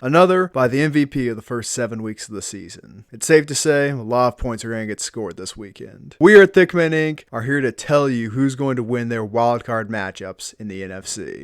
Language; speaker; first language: English; native; English